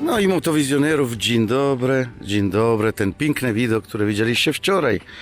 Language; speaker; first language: Polish; non-native, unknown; Italian